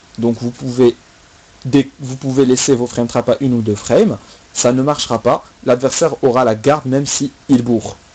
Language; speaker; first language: French; native; French